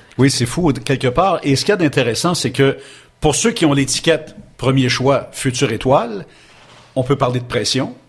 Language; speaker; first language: French; native; French